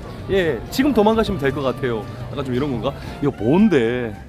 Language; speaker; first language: Korean; native; Korean